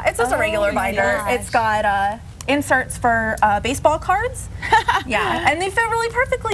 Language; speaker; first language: English; native; English